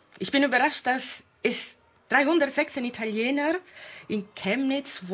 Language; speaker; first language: German; non-native, fluent; Italian